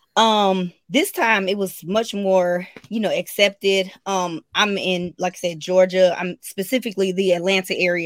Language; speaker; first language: English; native; English